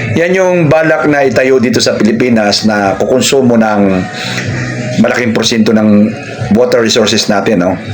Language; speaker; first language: Filipino; native; Filipino